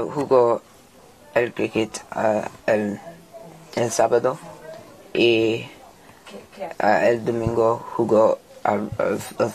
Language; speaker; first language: Spanish; non-native, learner; English